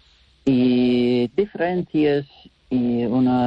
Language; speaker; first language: Spanish; non-native, learner; English